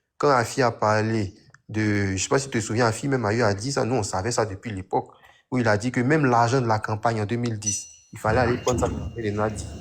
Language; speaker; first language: French; native; French